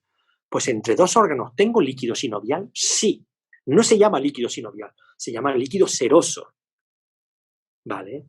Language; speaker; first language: Spanish; native; Spanish